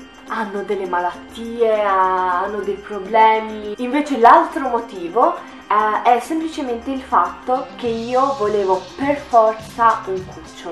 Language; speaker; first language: Italian; native; Italian